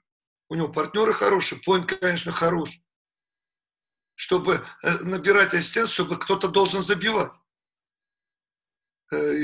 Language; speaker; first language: Russian; native; Russian